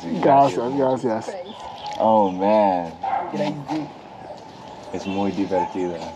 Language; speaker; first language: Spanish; non-native, learner; English